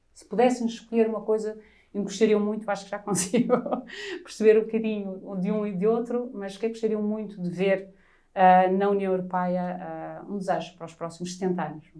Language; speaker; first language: Portuguese; non-native, fluent; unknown